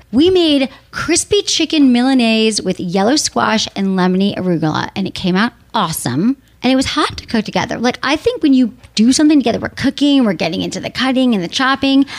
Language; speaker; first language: English; native; English